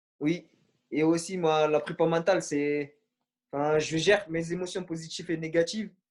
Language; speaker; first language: French; non-native, local second language; Bambara